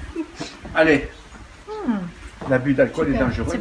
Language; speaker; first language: French; native; French